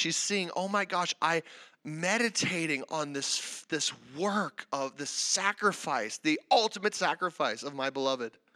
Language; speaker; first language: English; native; English